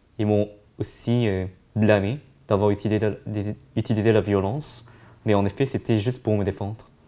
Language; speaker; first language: French; early bilingual, other home language; Korean